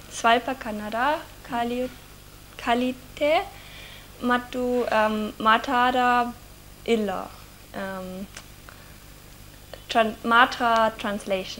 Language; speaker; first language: Kannada; non-native, learner; German